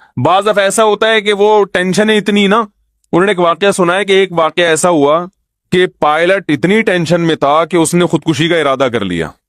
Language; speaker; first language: Urdu; native; Urdu